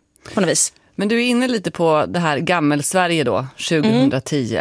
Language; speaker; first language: Swedish; native; Swedish